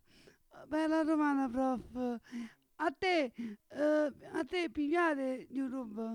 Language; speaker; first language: Italian; non-native, learner; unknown